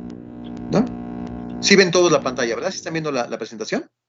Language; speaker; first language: Spanish; native; Spanish